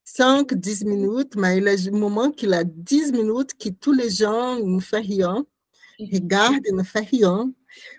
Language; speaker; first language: French; non-native, learner; Portuguese